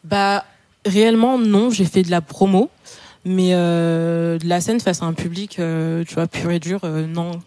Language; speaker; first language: French; native; French